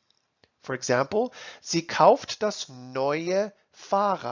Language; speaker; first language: German; non-native, fluent; English